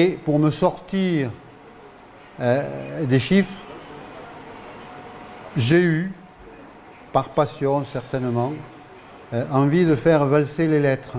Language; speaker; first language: French; native; French